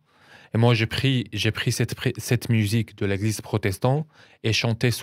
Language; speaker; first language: French; non-native, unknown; Arabic